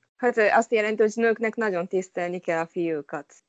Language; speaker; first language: Hungarian; non-native, fluent; Japanese